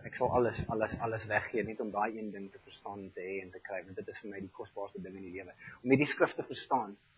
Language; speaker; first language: Afrikaans; non-native, fluent; German